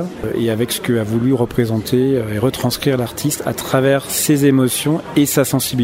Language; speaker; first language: French; native; French